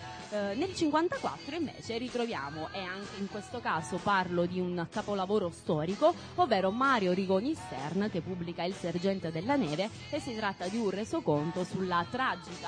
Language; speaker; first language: Italian; native; Italian